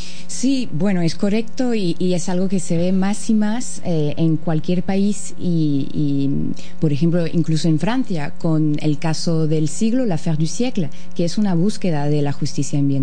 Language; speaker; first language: Spanish; non-native, fluent; French